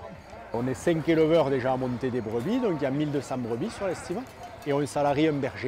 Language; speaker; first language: French; native; French